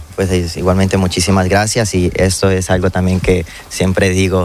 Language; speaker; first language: Spanish; native; Spanish